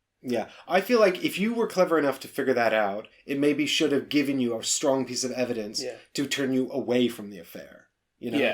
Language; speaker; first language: English; native; English